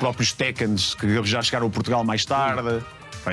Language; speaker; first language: Portuguese; native; Portuguese